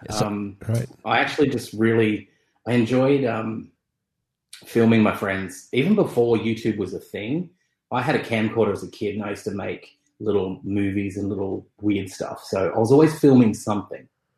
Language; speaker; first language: English; native; English